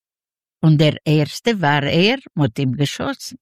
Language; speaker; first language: German; non-native, fluent; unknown